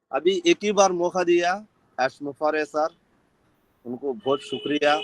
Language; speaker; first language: Hindi; non-native, local second language; Telugu